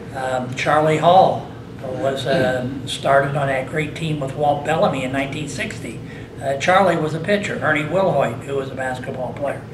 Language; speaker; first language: English; native; English